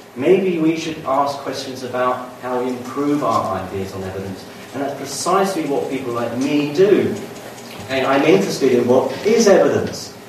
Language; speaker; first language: English; native; English